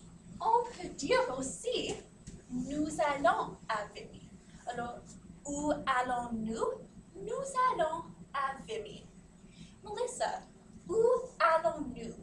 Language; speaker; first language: French; non-native, fluent; English